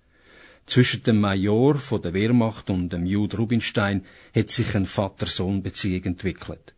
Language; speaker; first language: German; native; German